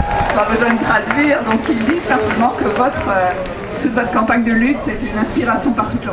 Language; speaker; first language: French; native; French